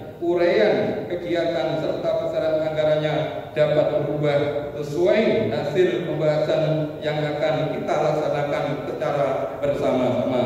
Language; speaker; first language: Indonesian; native; Indonesian